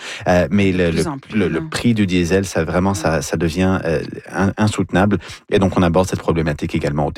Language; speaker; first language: French; native; French